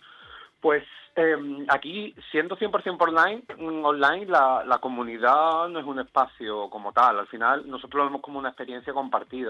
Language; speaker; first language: Spanish; native; Spanish